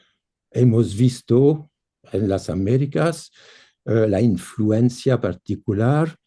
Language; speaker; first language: Spanish; non-native, fluent; French